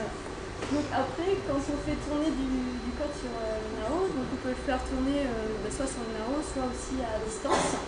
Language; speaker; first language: French; native; French